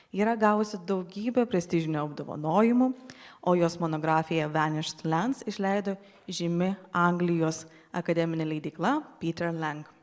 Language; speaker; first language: Lithuanian; native; Lithuanian